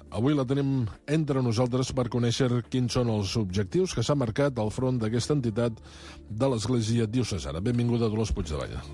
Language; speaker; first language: Catalan; native; Catalan